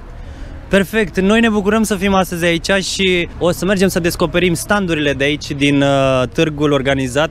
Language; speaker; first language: Romanian; native; Romanian